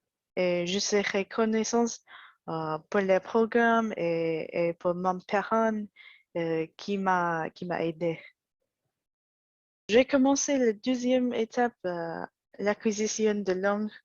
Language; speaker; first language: French; non-native, learner; English